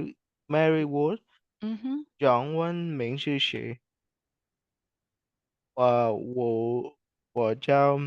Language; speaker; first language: Chinese; non-native, learner; English